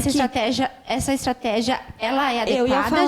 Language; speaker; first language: Portuguese; native; Portuguese